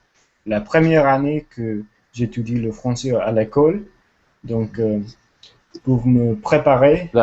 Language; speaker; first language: French; non-native, learner; English